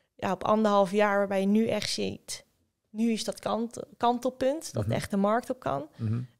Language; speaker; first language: Dutch; native; Dutch